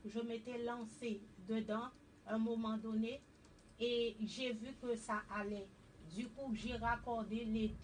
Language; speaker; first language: French; native; French